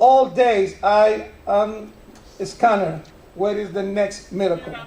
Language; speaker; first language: English; non-native, learner; Spanish